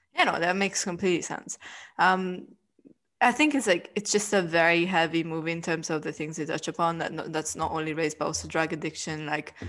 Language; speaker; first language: English; non-native, fluent; Italian